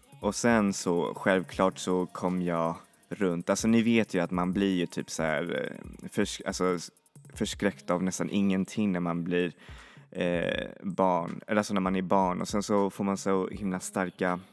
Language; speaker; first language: Swedish; native; Swedish